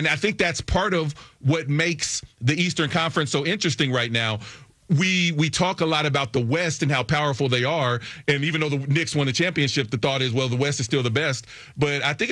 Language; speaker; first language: English; native; English